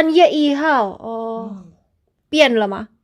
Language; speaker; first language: Chinese; non-native, learner; Indonesian